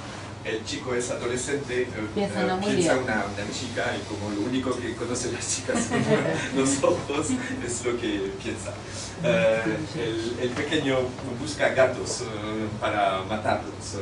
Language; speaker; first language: Spanish; non-native, fluent; French